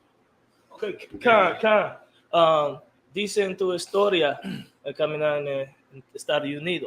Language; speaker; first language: Spanish; non-native, learner; English